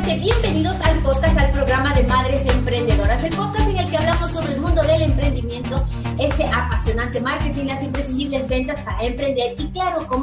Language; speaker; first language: Spanish; native; Spanish